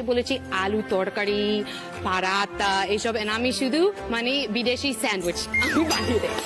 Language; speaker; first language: Bangla; non-native, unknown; English